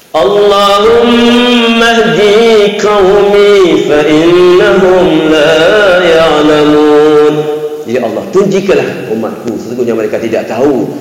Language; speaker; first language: Malay; non-native, local second language; Achinese